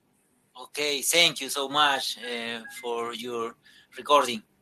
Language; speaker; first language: English; non-native, learner; Spanish